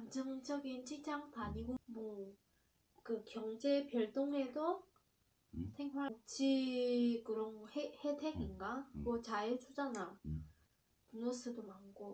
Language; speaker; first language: Korean; non-native, learner; Vietnamese